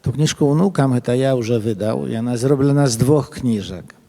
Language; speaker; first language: Polish; early bilingual, other home language; Belarusian